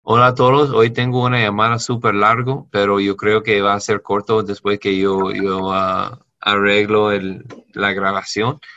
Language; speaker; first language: Spanish; non-native, learner; English